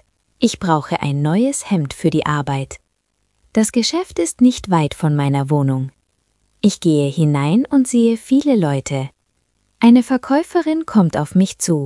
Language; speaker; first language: German; non-native, fluent; Spanish